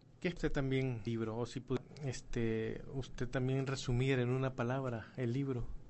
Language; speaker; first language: Spanish; native; Spanish